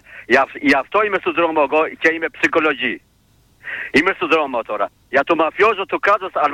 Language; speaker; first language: Greek; non-native, learner; Albanian